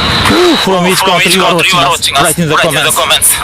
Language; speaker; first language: English; non-native, learner; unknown